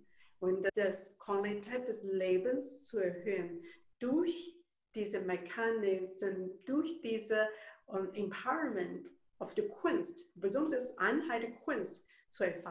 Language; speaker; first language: German; non-native, learner; Chinese